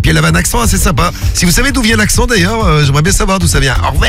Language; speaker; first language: French; native; French